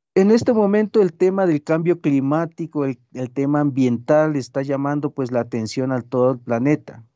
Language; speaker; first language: Spanish; non-native, local second language; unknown